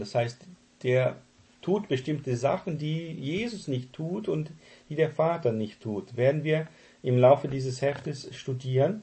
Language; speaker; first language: German; non-native, fluent; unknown